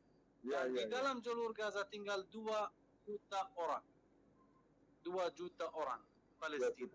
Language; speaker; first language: Indonesian; non-native, fluent; Arabic